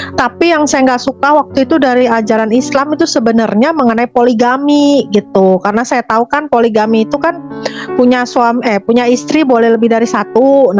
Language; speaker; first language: Indonesian; native; Indonesian